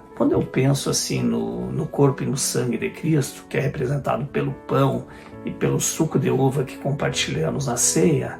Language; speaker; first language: Portuguese; native; Portuguese